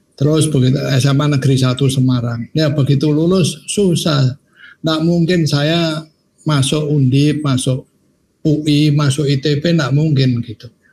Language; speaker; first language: Indonesian; non-native, local second language; Javanese